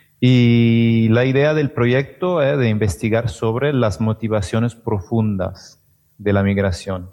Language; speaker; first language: Spanish; non-native, fluent; Italian